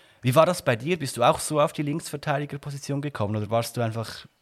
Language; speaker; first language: German; native; German